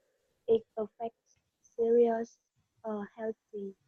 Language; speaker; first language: English; non-native, learner; Vietnamese